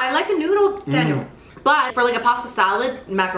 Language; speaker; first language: English; native; English